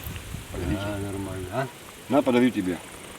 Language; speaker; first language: Russian; native; Russian